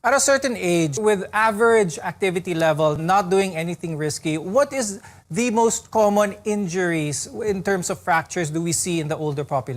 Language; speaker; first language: English; non-native, local second language; Filipino